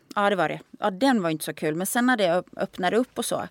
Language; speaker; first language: Swedish; native; Swedish